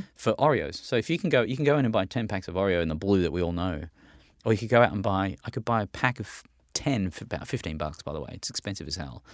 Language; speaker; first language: English; native; English